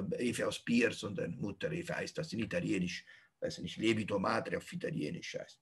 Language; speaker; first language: German; non-native, fluent; Italian